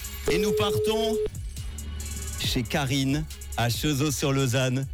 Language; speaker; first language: French; native; French